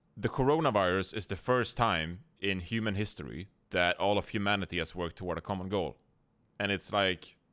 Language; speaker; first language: English; non-native, fluent; Swedish